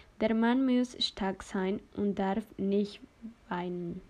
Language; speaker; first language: German; non-native, learner; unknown